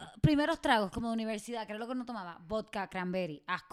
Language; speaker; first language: Spanish; native; Spanish